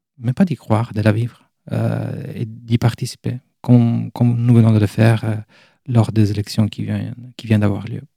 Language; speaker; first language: French; non-native, fluent; Italian